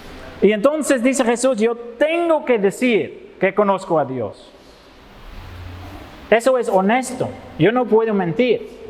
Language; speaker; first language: Spanish; non-native, fluent; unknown